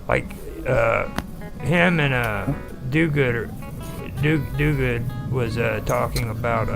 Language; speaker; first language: English; native; English